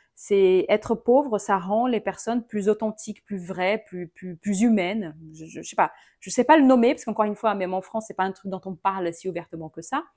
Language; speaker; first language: French; non-native, fluent; Portuguese